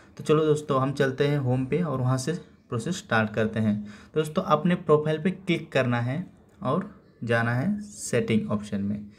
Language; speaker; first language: Hindi; non-native, local second language; Marathi